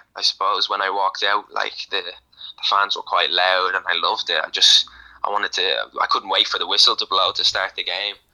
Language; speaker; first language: English; native; English